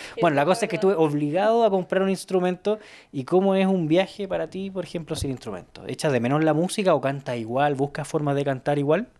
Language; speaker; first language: Spanish; native; Spanish